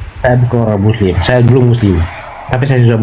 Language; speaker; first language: Indonesian; non-native, fluent; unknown